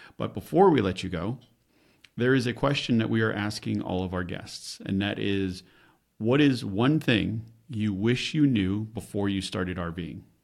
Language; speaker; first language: English; native; English